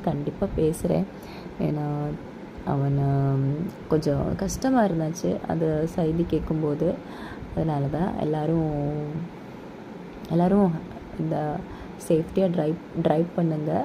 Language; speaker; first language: Tamil; non-native, learner; Malayalam